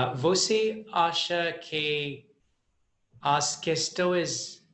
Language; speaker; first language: Portuguese; non-native, learner; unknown